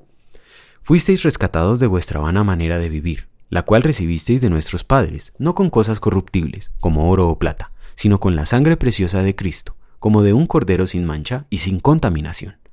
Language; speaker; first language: Spanish; native; Spanish